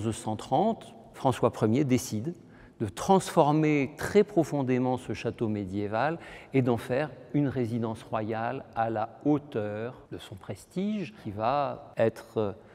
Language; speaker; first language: French; native; French